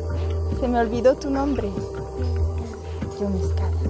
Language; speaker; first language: Spanish; non-native, fluent; French